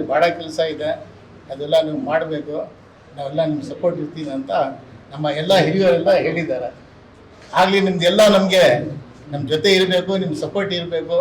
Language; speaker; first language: Kannada; non-native, local second language; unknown